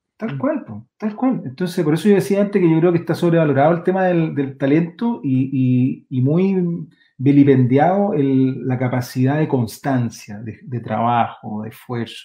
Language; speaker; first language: Spanish; native; Spanish